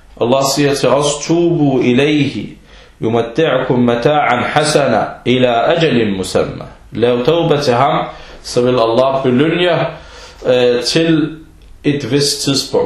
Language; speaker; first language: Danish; early bilingual, other home language; Arabic